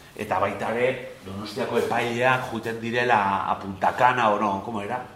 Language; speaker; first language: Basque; non-native, local second language; Spanish